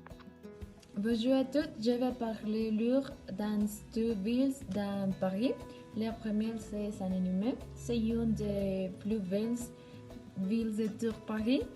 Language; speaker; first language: French; non-native, learner; Spanish